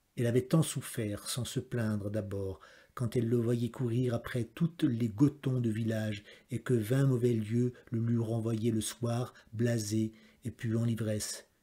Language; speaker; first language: French; native; French